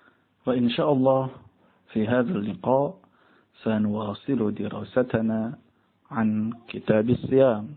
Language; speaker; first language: Arabic; non-native, fluent; Indonesian